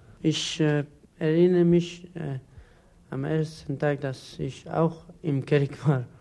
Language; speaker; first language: German; non-native, learner; Persian